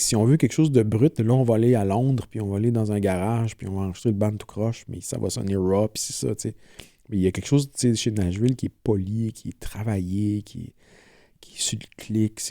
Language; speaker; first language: French; native; French